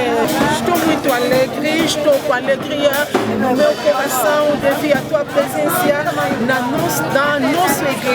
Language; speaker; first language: Portuguese; non-native, learner; Lingala